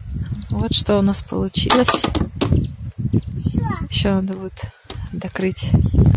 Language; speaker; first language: Russian; native; Russian